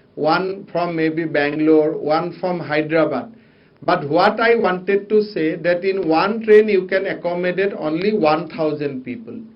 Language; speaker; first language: English; non-native, local second language; Assamese